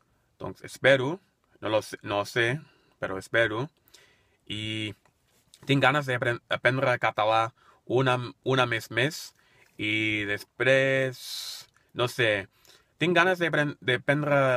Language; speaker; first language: Catalan; non-native, learner; English